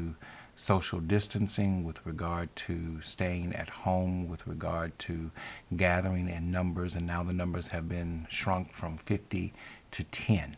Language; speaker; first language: English; native; English